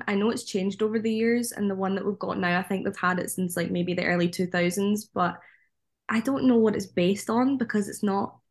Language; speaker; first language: English; native; English